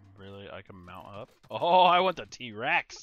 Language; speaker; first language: English; native; English